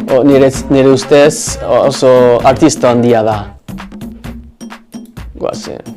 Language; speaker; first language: Basque; non-native, learner; English